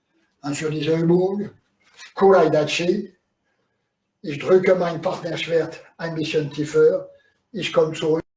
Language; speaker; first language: German; non-native, learner; French